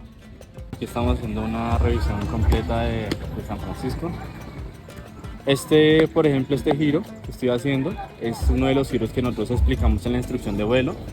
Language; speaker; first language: Spanish; native; Spanish